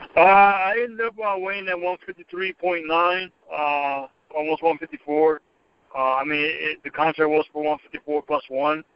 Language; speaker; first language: English; native; English